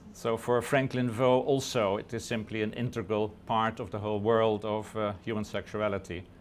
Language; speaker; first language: English; non-native, fluent; Dutch